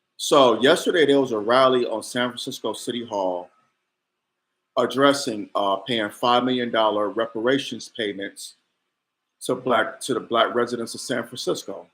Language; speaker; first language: English; native; English